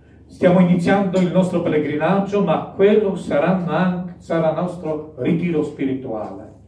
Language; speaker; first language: Italian; non-native, fluent; Polish